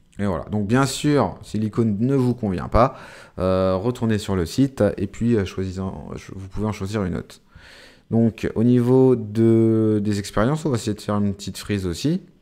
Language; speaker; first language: French; native; French